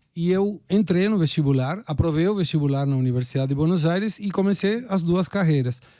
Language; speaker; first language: Portuguese; non-native, fluent; Spanish